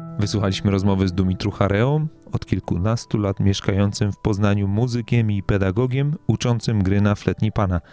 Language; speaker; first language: Polish; native; Polish